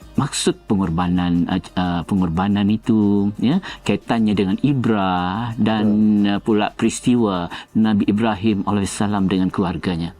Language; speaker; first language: Malay; native; Malay